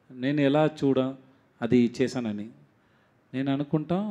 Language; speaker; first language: Telugu; non-native, learner; Tamil